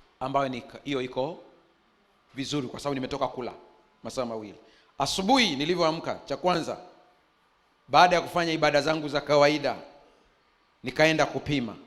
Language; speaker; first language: Swahili; native; Swahili